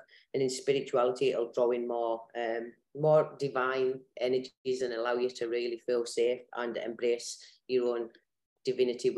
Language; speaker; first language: English; native; English